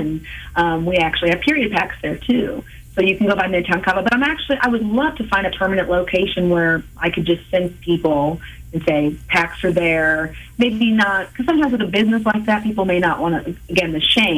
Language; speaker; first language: English; native; English